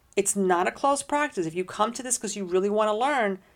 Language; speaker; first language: English; early bilingual, heritage; Spanish